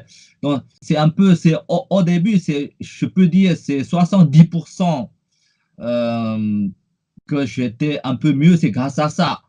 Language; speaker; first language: French; non-native, fluent; Chinese